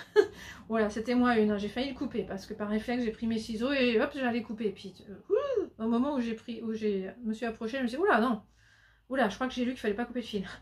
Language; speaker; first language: French; native; French